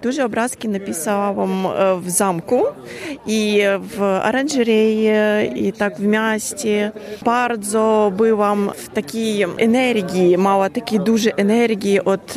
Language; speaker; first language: Polish; non-native, learner; Ukrainian